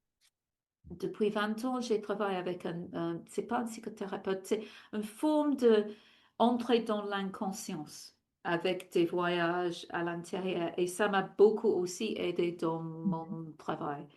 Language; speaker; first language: French; non-native, fluent; English